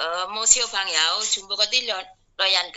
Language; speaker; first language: Cantonese; non-native, learner; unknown